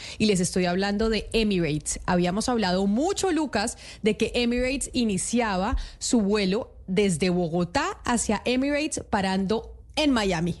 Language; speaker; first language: Spanish; native; Spanish